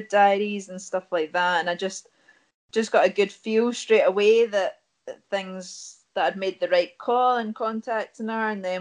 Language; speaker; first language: English; native; English